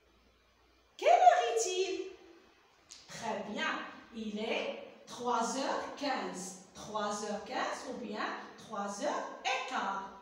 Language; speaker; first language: French; non-native, local second language; Arabic